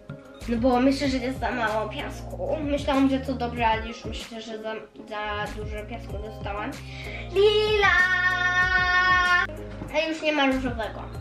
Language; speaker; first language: Polish; early bilingual, heritage; Polish